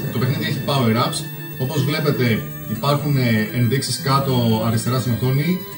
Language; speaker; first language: Greek; early bilingual, other home language; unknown